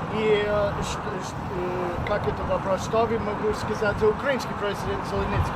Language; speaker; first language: Russian; non-native, learner; English